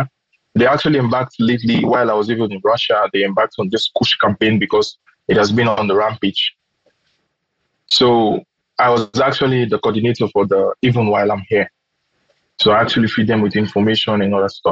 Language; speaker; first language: English; non-native, local second language; Krio